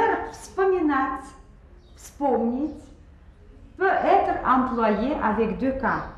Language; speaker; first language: French; non-native, fluent; Russian